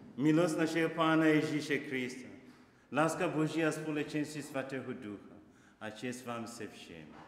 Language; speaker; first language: Czech; non-native, learner; Igbo